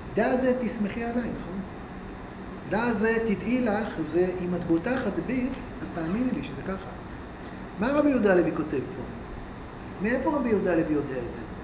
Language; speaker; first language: Hebrew; native; Hebrew